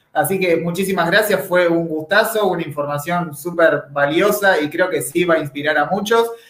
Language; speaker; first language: Spanish; native; Spanish